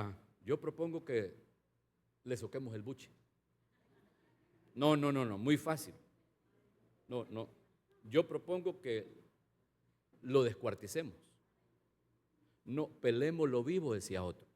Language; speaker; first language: Spanish; native; Spanish